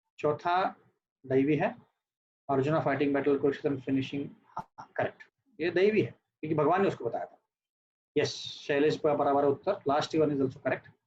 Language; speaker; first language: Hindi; non-native, local second language; Marathi